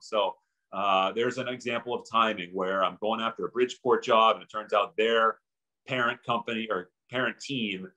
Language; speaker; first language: English; native; English